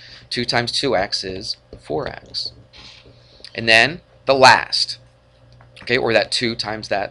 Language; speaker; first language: English; native; English